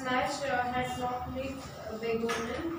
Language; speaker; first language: German; non-native, learner; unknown